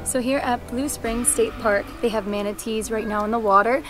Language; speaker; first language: English; native; English